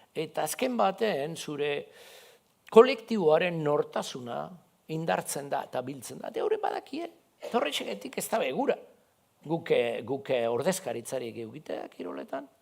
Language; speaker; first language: Basque; non-native, local second language; Spanish